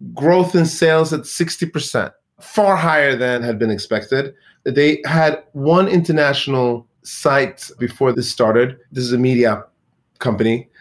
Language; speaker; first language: English; early bilingual, other home language; Swedish